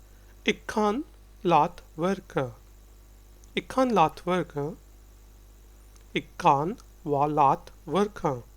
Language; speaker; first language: Dutch; non-native, fluent; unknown